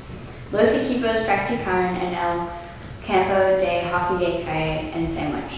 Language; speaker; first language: Spanish; non-native, learner; English